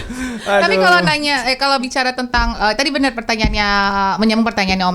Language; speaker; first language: Indonesian; native; Indonesian